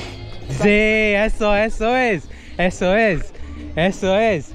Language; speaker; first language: Spanish; non-native, learner; English